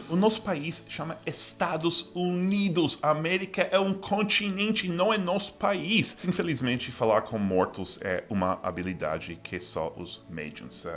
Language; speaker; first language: Portuguese; non-native, fluent; English